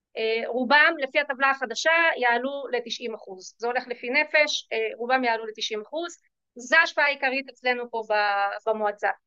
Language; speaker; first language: Hebrew; native; Hebrew